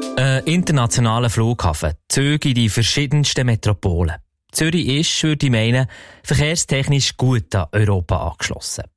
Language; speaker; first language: German; native; German